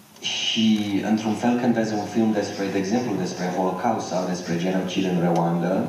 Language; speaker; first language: Romanian; non-native, fluent; English